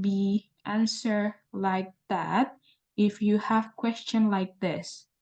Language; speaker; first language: English; non-native, learner; Indonesian